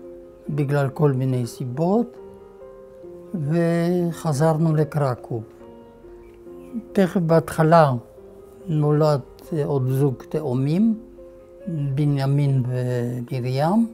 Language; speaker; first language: Hebrew; non-native, fluent; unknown